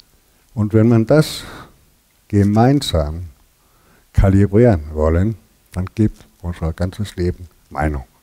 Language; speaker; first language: German; non-native, learner; Danish